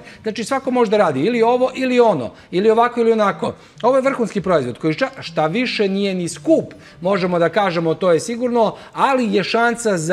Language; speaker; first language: Serbian; native; Serbian